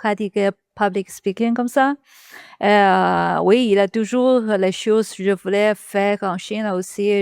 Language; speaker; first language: French; non-native, learner; Chinese